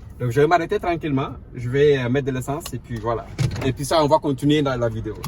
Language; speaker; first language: French; non-native, local second language; Wolof